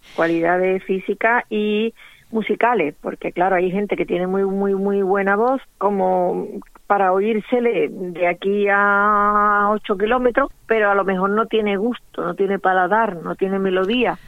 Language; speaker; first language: Spanish; native; Spanish